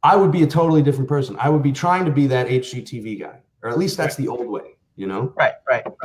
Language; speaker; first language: English; native; English